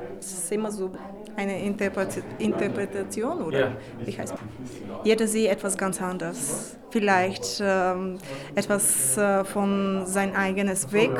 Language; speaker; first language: German; non-native, learner; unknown